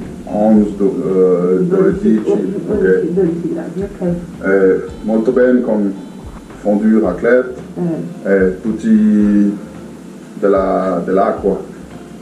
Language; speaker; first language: Italian; non-native, learner; French